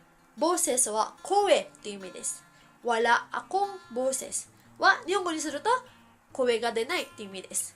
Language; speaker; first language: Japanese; early bilingual, heritage; Filipino